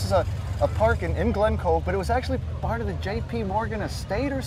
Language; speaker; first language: English; native; English